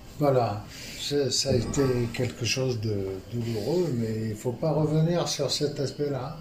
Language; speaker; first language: French; non-native, local second language; Arabic